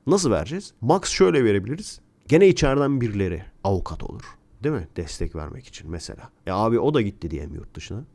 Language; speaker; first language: Turkish; native; Turkish